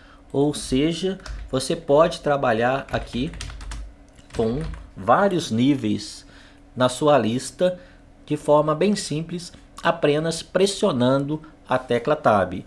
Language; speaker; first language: Portuguese; native; Portuguese